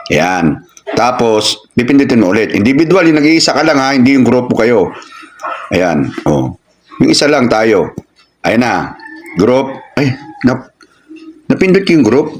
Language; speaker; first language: Filipino; non-native, local second language; Cebuano